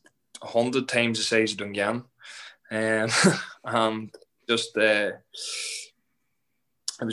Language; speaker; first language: English; native; English